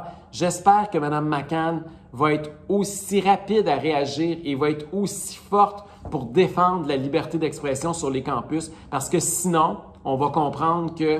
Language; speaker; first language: French; native; French